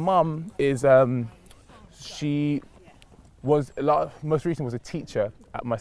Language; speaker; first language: English; native; English